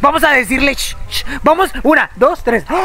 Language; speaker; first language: Spanish; native; Spanish